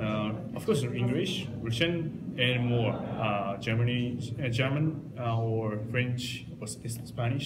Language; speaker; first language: English; non-native, learner; Japanese